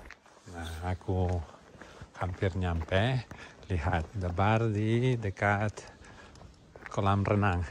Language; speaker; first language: Indonesian; non-native, learner; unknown